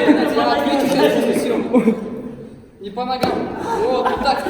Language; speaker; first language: Russian; non-native, local second language; Kazakh